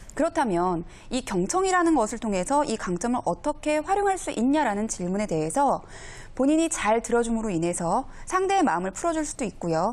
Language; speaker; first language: Korean; native; Korean